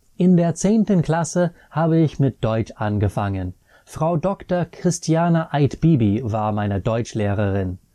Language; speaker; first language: German; non-native, fluent; English